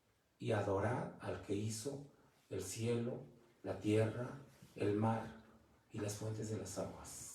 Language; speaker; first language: Spanish; native; Spanish